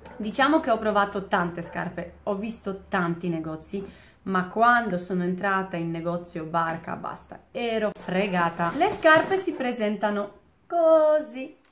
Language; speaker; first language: Italian; non-native, fluent; Polish